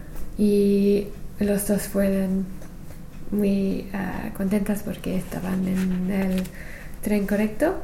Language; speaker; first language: Spanish; non-native, learner; English